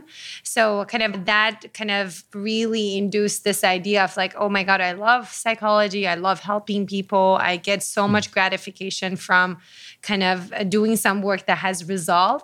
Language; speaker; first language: English; non-native, fluent; Persian